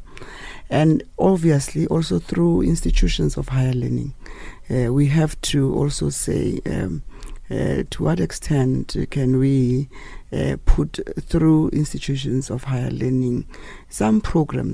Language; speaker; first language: English; non-native, local second language; Tswana